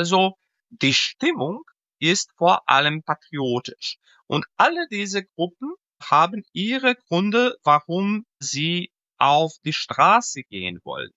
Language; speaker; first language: German; non-native, fluent; Serbian